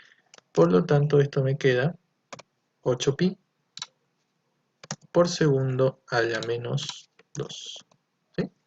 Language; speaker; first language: Spanish; native; Spanish